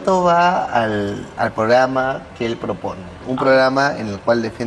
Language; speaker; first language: Spanish; native; Spanish